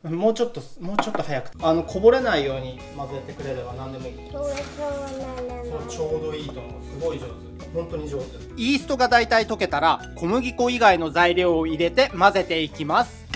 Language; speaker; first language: Japanese; native; Japanese